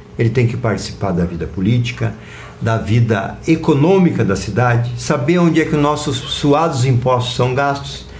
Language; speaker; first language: Portuguese; native; Portuguese